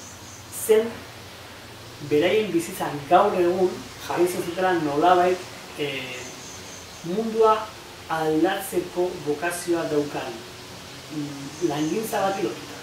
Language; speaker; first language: Basque; native; Basque